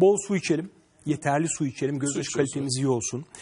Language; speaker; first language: Turkish; native; Turkish